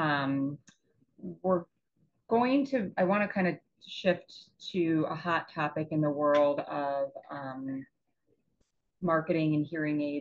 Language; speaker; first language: English; native; English